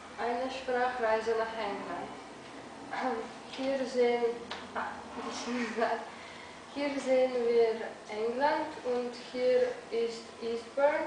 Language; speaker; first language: German; non-native, learner; Slovenian